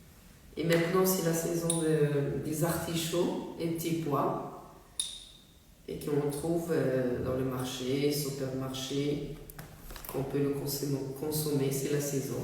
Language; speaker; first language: French; non-native, local second language; Arabic